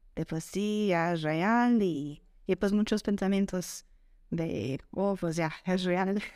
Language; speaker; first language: Spanish; non-native, fluent; English